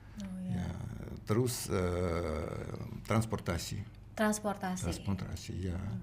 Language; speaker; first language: Indonesian; non-native, learner; Russian